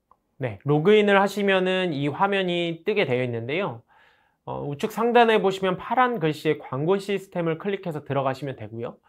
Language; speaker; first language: Korean; native; Korean